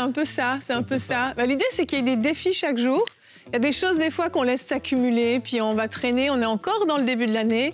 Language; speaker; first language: French; native; French